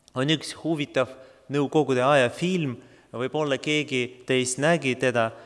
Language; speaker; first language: Estonian; non-native, local second language; Russian